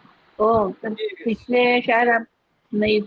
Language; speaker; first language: Hindi; native; Hindi